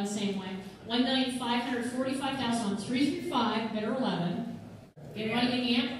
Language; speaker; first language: English; native; English